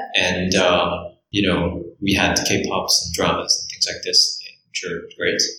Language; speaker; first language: English; early bilingual, other home language; Korean